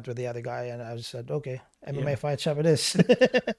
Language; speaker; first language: English; non-native, local second language; Cebuano